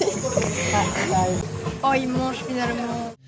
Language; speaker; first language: French; native; French